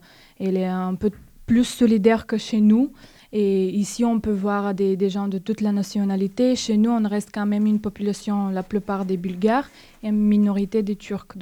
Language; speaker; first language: French; non-native, fluent; Bulgarian